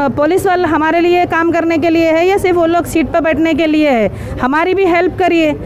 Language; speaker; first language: Hindi; non-native, local second language; Urdu